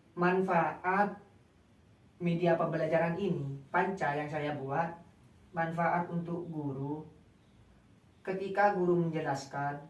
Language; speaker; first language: Indonesian; non-native, local second language; Madurese